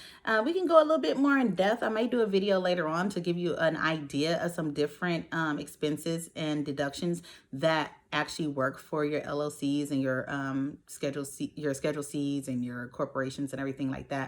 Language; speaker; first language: English; native; English